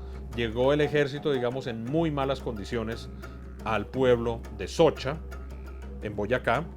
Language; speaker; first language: Spanish; native; Spanish